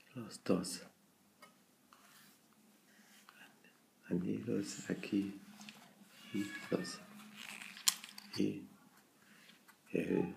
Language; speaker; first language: Spanish; non-native, fluent; German